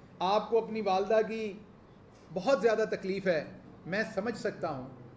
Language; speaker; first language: Urdu; non-native, local second language; Punjabi